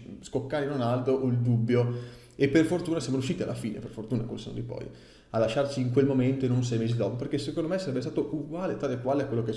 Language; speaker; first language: Italian; native; Italian